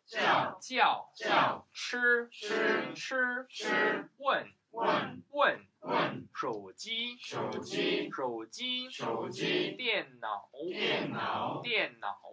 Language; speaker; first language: Chinese; non-native, fluent; Korean